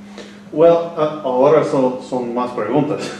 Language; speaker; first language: Spanish; non-native, learner; English